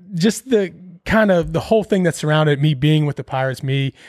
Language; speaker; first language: English; native; English